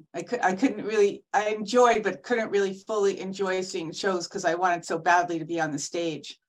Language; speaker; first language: English; native; English